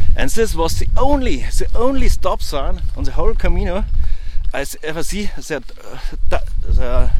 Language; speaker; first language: English; non-native, learner; German